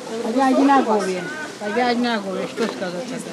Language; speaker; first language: Russian; non-native, learner; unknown